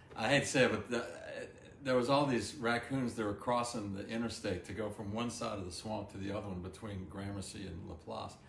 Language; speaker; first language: English; early bilingual, other home language; French